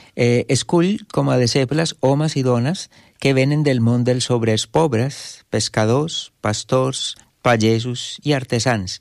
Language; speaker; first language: Catalan; non-native, fluent; Spanish